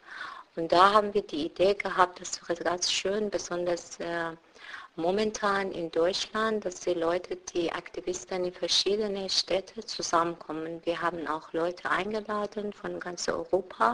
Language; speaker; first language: German; non-native, fluent; Persian